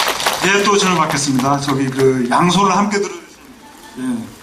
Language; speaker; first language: Korean; native; Korean